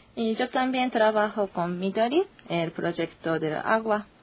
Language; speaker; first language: Spanish; non-native, learner; Japanese